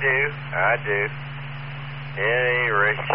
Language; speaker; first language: English; native; English